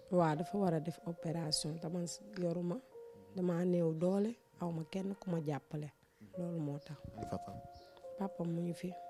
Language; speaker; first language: Wolof; non-native, local second language; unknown